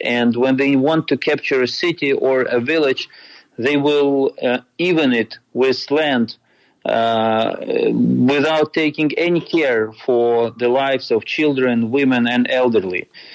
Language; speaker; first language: English; non-native, fluent; Ukrainian